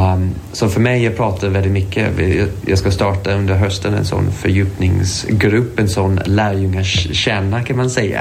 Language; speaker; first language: Swedish; non-native, fluent; English